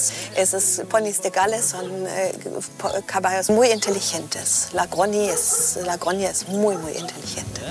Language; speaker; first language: Spanish; non-native, fluent; German